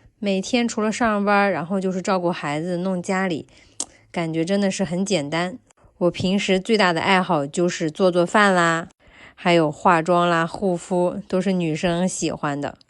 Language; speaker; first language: Chinese; native; Chinese